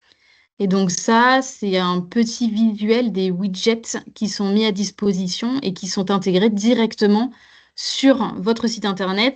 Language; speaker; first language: French; native; French